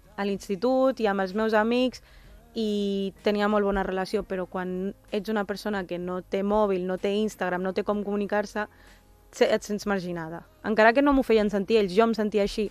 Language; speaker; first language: Catalan; early bilingual, other home language; Urdu